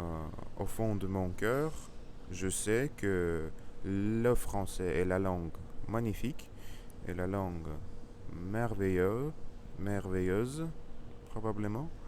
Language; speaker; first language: French; non-native, learner; Russian